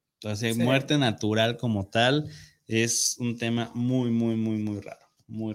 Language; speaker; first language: Spanish; native; Spanish